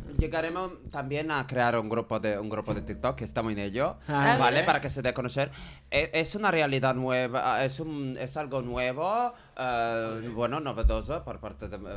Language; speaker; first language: Spanish; non-native, fluent; Portuguese